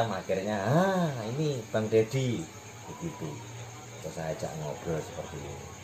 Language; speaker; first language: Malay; non-native, local second language; Javanese